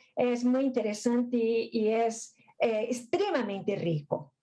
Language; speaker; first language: Spanish; non-native, fluent; Portuguese